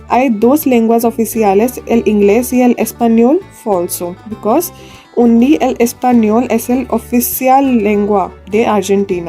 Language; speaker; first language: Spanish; non-native, fluent; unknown